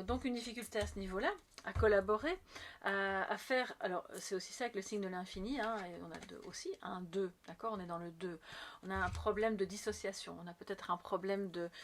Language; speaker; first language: French; native; French